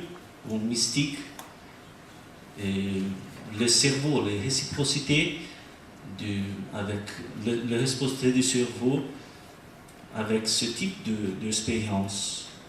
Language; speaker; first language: French; non-native, learner; Portuguese